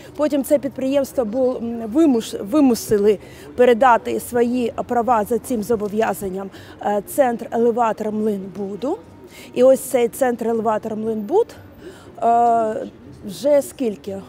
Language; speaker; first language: Ukrainian; native; Ukrainian